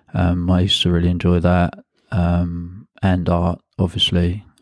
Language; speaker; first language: English; native; English